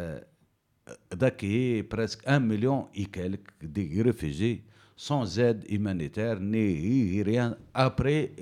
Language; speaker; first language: French; non-native, learner; Berber languages